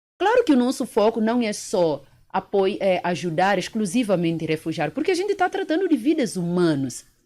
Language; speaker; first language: Portuguese; early bilingual, other home language; Upper Guinea Crioulo